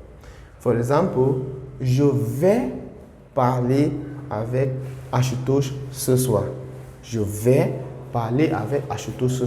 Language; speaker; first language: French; non-native, fluent; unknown